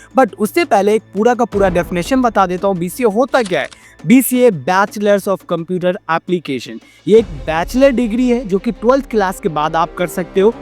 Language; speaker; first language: Hindi; native; Hindi